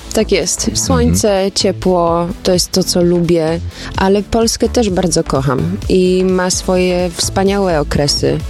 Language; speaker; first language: Polish; early bilingual, heritage; Polish